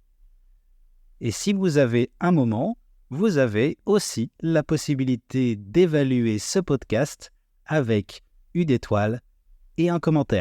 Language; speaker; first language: French; native; French